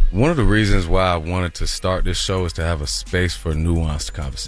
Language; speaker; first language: English; native; English